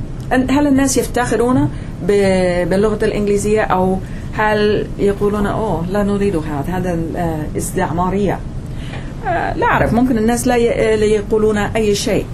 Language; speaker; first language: Arabic; non-native, fluent; English